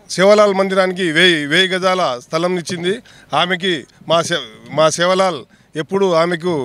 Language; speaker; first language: Telugu; non-native, local second language; Lambadi